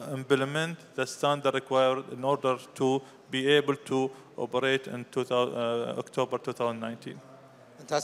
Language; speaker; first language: English; non-native, fluent; Arabic